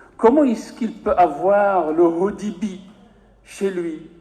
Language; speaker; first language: French; non-native, local second language; Arabic